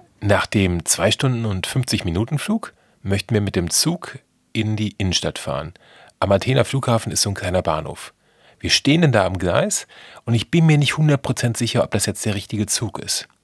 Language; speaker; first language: German; native; German